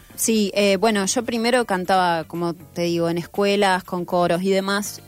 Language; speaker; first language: Spanish; native; Spanish